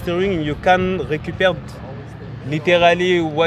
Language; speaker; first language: English; non-native, learner; French